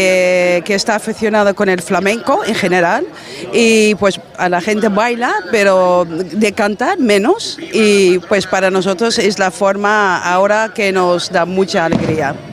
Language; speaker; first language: Spanish; non-native, fluent; Dutch